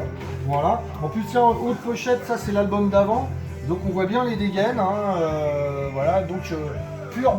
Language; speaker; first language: French; native; French